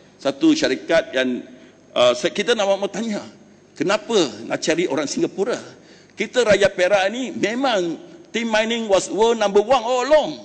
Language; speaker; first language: Malay; non-native, local second language; Chinese